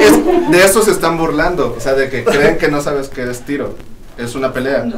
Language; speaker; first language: Spanish; native; Spanish